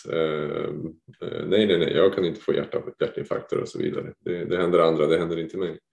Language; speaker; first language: Swedish; native; Swedish